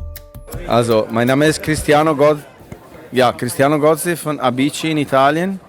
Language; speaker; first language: German; non-native, fluent; Italian